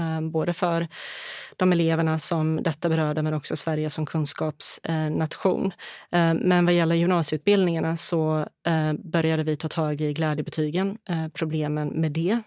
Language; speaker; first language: Swedish; early bilingual, other home language; Bosnian